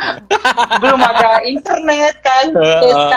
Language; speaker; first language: Indonesian; non-native, fluent; Russian